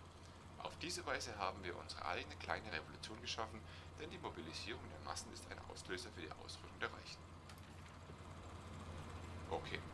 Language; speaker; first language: German; native; German